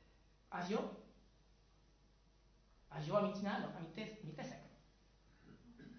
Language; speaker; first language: Hungarian; non-native, fluent; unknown